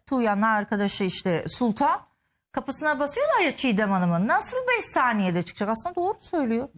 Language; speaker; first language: Turkish; native; Turkish